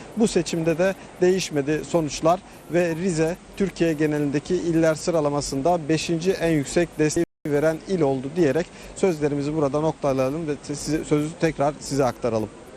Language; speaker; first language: Turkish; native; Turkish